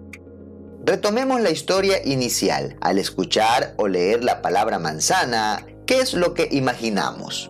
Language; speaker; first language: Spanish; native; Spanish